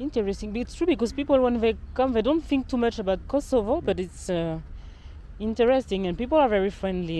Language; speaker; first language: English; non-native, learner; French